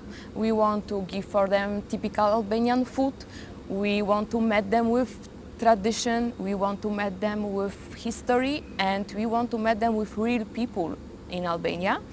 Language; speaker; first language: English; non-native, fluent; Polish